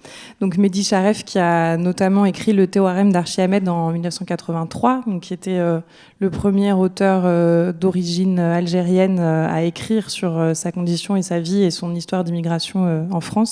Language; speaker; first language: French; native; French